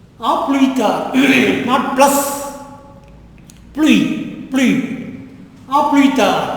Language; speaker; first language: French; non-native, fluent; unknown